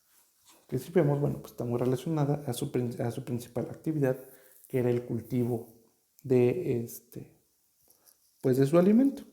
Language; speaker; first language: Spanish; native; Spanish